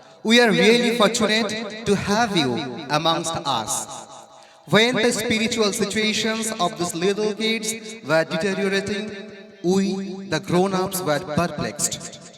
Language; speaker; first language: English; non-native, local second language; Bangla